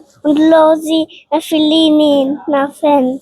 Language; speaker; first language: Albanian; early bilingual, heritage; Albanian